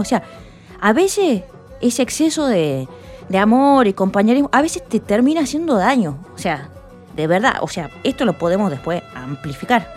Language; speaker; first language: Spanish; native; Spanish